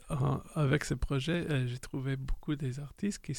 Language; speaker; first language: French; non-native, fluent; English